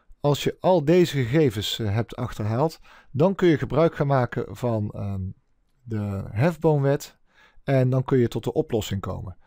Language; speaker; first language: Dutch; native; Dutch